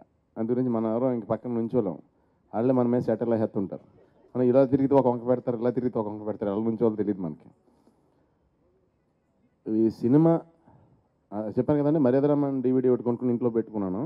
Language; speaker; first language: Telugu; native; Telugu